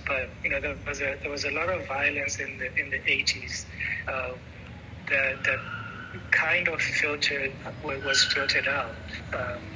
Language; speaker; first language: English; non-native, local second language; Tswana